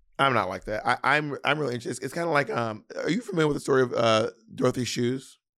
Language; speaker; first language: English; native; English